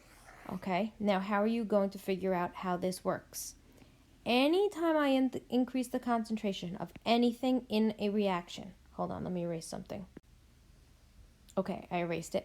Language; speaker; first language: English; native; English